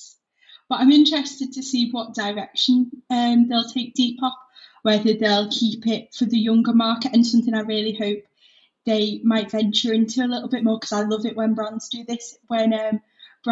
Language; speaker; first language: English; native; English